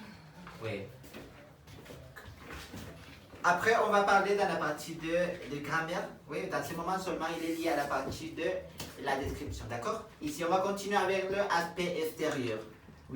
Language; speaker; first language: French; non-native, fluent; Spanish